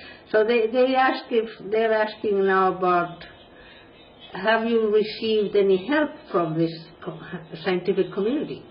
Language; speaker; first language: English; non-native, fluent; Spanish